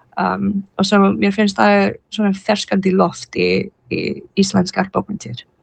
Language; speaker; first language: Icelandic; non-native, fluent; English